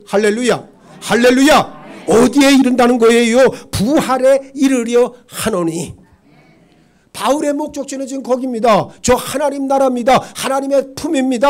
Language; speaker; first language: Korean; native; Korean